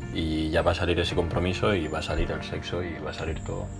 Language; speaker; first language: Spanish; native; Spanish